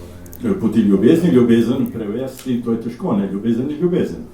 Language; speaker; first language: Slovenian; native; Slovenian